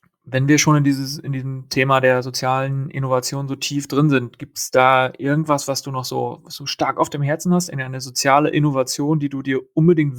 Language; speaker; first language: German; native; German